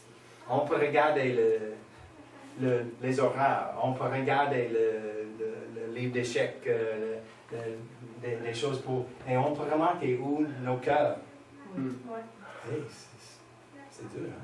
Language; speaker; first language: French; non-native, fluent; English